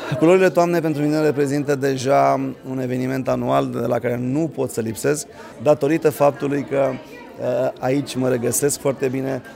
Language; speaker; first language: Romanian; native; Romanian